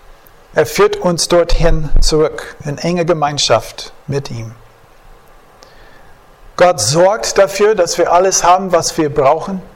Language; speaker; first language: German; non-native, fluent; English